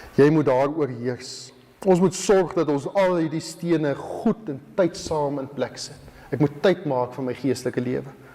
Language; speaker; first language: Afrikaans; native; Afrikaans